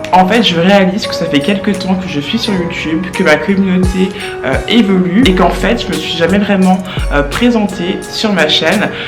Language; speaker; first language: French; native; French